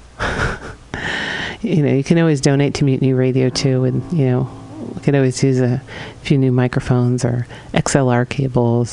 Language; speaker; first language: English; native; English